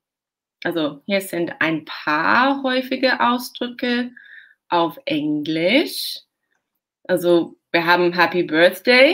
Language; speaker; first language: German; non-native, fluent; English